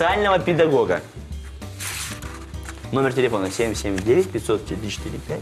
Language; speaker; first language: Russian; native; Russian